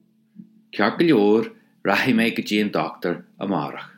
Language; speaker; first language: Irish; non-native, local second language; English